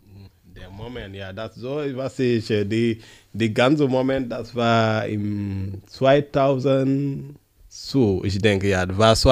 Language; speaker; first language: German; non-native, learner; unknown